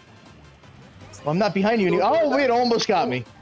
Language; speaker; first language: English; native; English